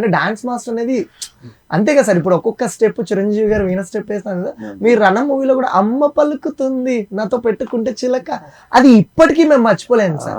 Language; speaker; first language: Telugu; native; Telugu